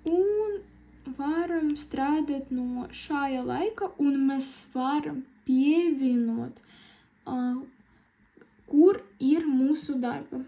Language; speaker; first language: Latvian; non-native, learner; Russian